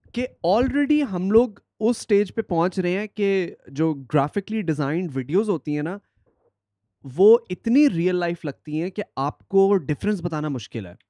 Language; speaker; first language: Urdu; native; Urdu